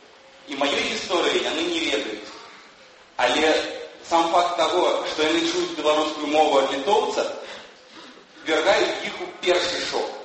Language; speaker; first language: Belarusian; non-native, fluent; Lithuanian